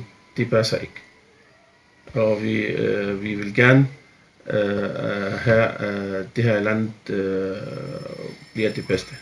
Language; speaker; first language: Danish; non-native, fluent; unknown